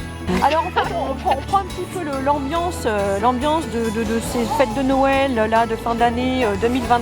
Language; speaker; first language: French; native; French